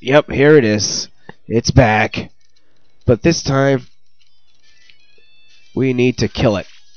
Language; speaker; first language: English; native; English